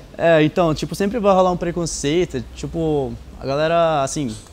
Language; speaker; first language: Portuguese; native; Portuguese